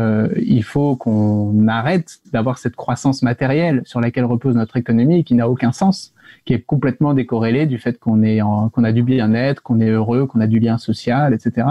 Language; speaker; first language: French; native; French